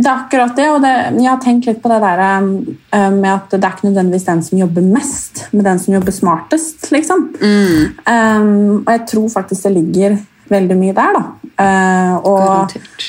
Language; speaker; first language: Norwegian; native; Norwegian